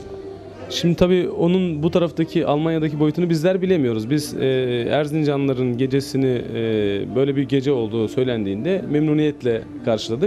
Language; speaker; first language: Turkish; native; Turkish